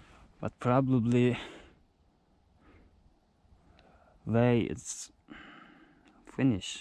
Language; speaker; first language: English; non-native, learner; Turkish